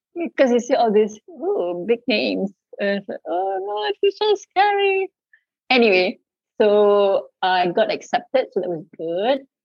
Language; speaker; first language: English; non-native, local second language; Malay